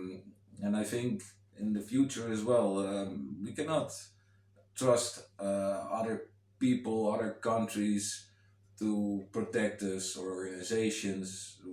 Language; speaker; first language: English; non-native, fluent; Dutch